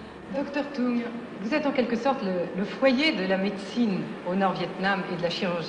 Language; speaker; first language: French; native; French